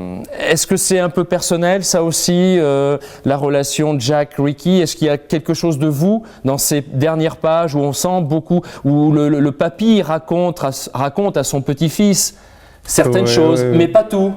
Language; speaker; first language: French; native; French